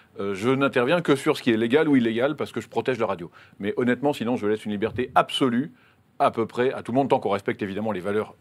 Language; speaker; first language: French; native; French